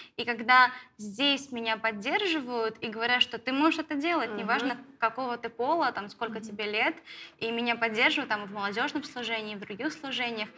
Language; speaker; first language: Russian; native; Russian